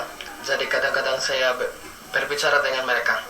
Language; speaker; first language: Indonesian; non-native, learner; Filipino